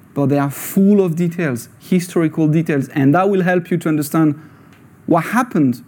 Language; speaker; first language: English; non-native, fluent; French